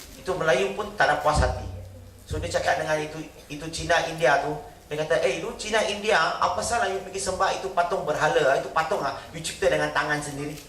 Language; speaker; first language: Malay; non-native, local second language; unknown